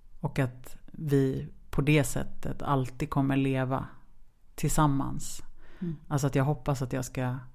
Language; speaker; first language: Swedish; native; Swedish